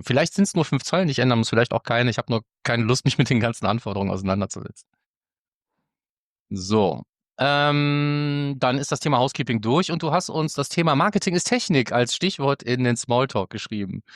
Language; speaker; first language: German; native; German